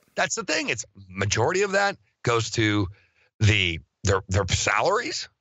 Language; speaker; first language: English; native; English